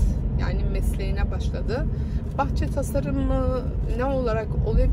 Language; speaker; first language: Turkish; early bilingual, heritage; Turkish